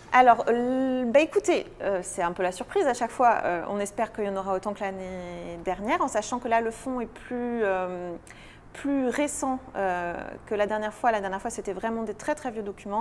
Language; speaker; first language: French; native; French